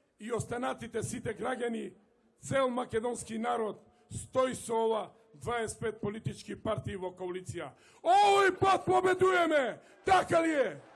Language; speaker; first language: Macedonian; non-native, local second language; Romany